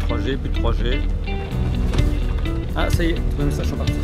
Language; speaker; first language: French; native; French